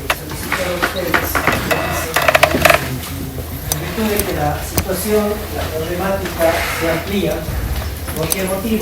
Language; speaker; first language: Spanish; native; Spanish